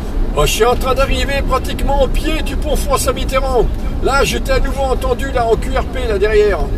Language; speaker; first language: French; native; French